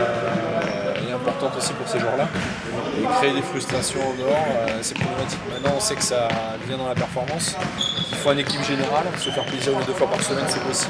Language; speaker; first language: French; native; French